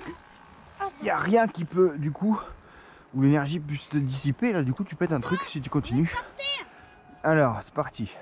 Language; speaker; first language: French; native; French